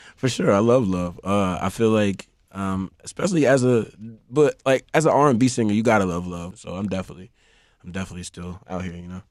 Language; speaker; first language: English; native; English